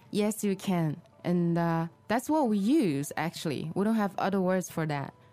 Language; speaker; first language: English; non-native, fluent; Chinese